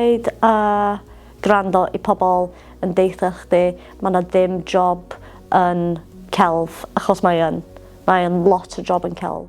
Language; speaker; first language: Welsh; non-native, local second language; English